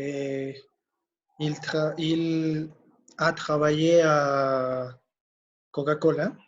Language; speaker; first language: French; non-native, learner; Spanish